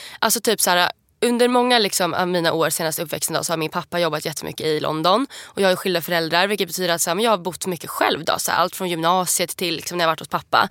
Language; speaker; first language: Swedish; native; Swedish